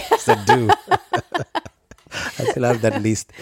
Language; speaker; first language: English; non-native, local second language; Acoli